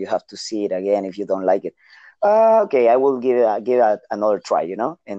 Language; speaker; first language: English; non-native, learner; Spanish